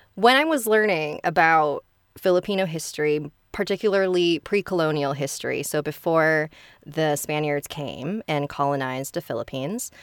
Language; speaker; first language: English; early bilingual, other home language; Filipino